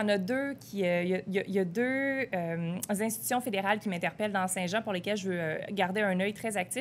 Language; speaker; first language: French; native; French